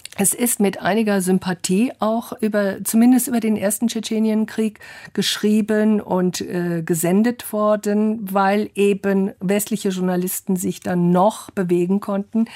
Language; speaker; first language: German; early bilingual, other home language; English